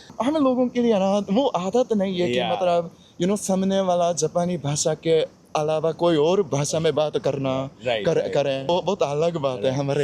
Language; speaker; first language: Hindi; non-native, fluent; Japanese